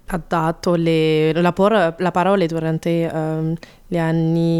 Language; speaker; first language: Italian; non-native, learner; French